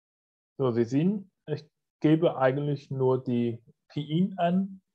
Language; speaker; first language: German; non-native, fluent; Chinese